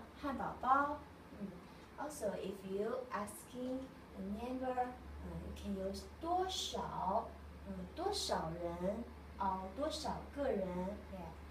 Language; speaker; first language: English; non-native, learner; Chinese